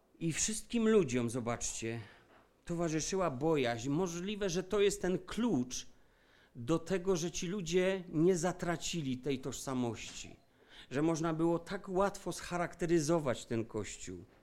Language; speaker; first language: Polish; native; Polish